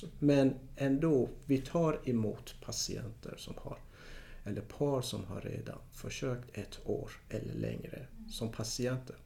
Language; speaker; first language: Swedish; non-native, fluent; Persian